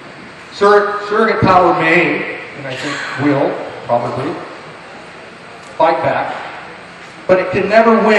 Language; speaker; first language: English; native; English